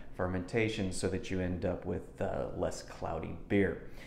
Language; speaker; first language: English; native; English